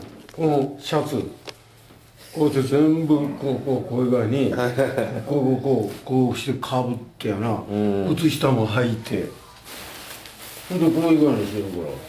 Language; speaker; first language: Japanese; native; Japanese